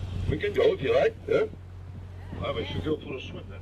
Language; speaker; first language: English; non-native, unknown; Dutch